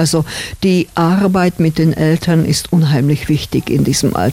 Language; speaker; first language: German; non-native, fluent; Slovak